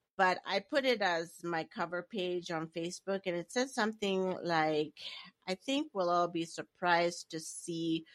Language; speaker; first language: English; native; English